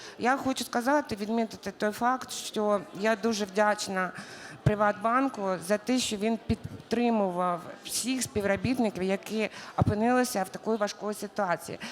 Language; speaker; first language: Ukrainian; native; Ukrainian